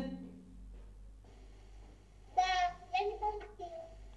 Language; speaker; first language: Russian; early bilingual, heritage; Russian